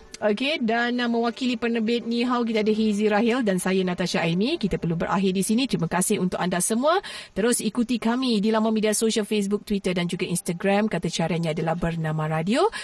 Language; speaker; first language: Malay; native; Malay